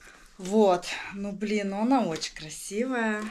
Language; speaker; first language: Russian; native; Russian